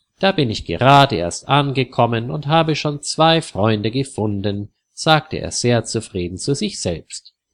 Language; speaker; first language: German; native; German